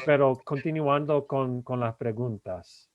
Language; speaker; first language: Spanish; non-native, fluent; English